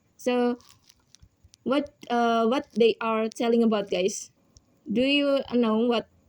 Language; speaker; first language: English; non-native, learner; Indonesian